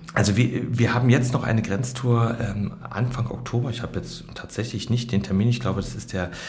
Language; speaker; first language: German; native; German